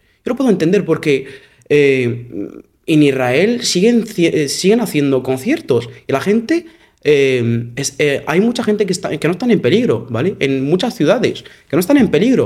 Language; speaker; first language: Spanish; non-native, fluent; Arabic